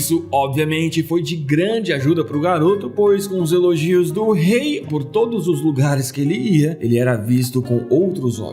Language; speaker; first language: Portuguese; native; Portuguese